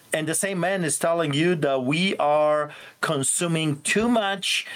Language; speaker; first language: English; non-native, fluent; Polish